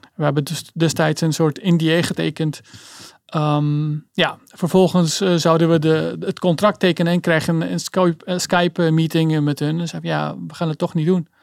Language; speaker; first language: Dutch; early bilingual, other home language; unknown